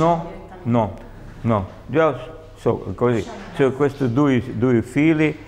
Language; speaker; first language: Italian; non-native, learner; Russian